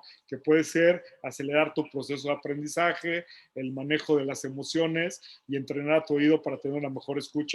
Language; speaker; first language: Spanish; native; Spanish